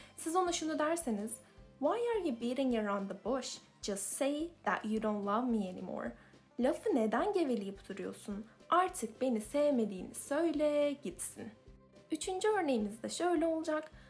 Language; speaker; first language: English; non-native, fluent; Turkish